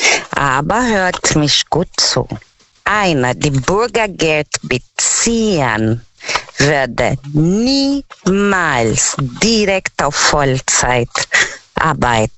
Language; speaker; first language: German; non-native, fluent; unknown